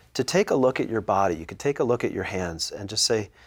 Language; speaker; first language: English; native; English